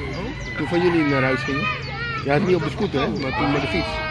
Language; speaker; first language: Dutch; native; Dutch